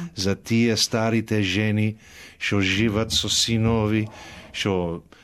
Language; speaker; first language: Macedonian; early bilingual, heritage; Macedonian